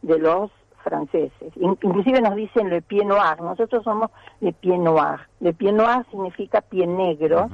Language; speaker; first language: Spanish; native; Spanish